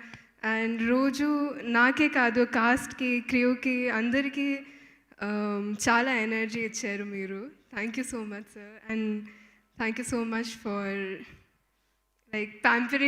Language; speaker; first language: Telugu; non-native, fluent; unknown